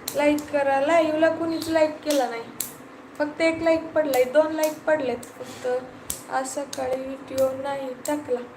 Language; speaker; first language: Marathi; native; Marathi